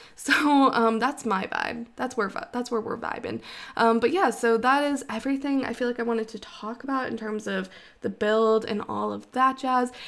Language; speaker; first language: English; native; English